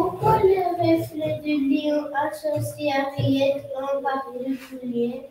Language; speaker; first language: French; non-native, learner; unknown